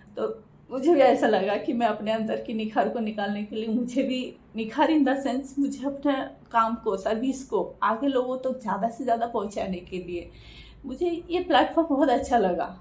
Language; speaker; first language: Hindi; non-native, local second language; Bangla